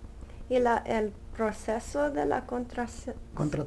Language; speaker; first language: Spanish; early bilingual, heritage; Spanish